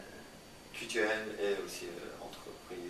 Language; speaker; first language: French; non-native, learner; English